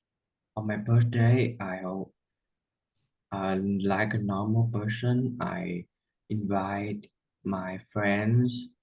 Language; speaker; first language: English; non-native, learner; Vietnamese